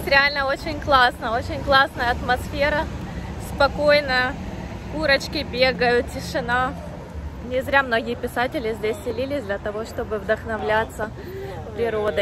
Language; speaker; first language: Russian; native; Russian